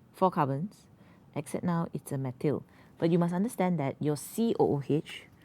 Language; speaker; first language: English; non-native, local second language; Malay